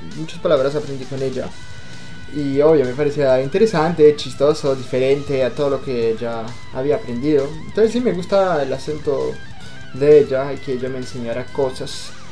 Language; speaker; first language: Spanish; non-native, fluent; French